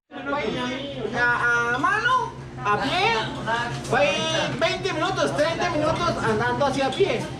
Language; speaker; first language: Spanish; native; Spanish